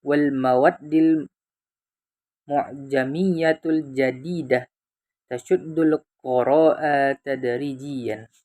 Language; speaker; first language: Arabic; non-native, fluent; Indonesian